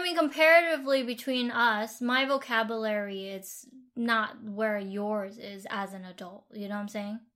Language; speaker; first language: English; early bilingual, other home language; Vietnamese